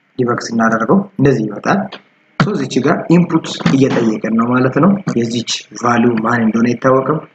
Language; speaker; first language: Amharic; non-native, local second language; Oromo